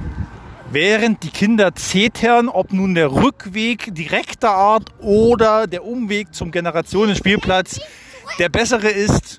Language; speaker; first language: German; native; German